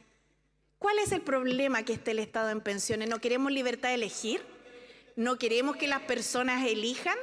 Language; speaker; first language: Spanish; native; Spanish